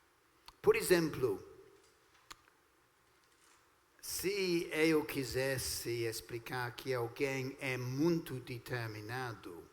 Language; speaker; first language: Portuguese; non-native, fluent; English